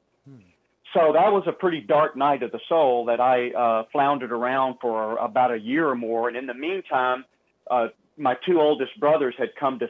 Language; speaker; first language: English; native; English